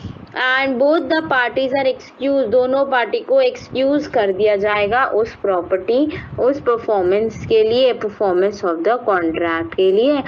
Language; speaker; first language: Hindi; native; Hindi